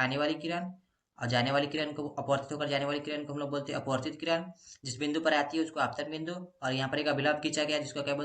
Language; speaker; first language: Hindi; native; Hindi